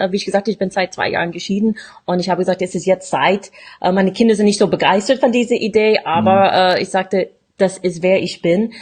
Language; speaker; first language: German; non-native, fluent; English